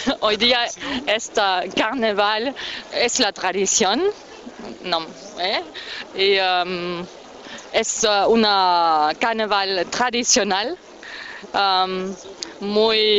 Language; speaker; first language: Spanish; non-native, learner; German